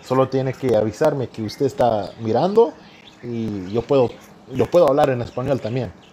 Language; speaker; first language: Spanish; early bilingual, heritage; Spanish